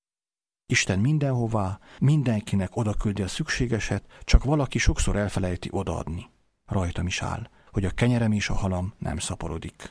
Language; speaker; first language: Hungarian; native; Hungarian